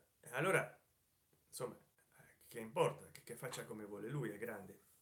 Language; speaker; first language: Italian; native; Italian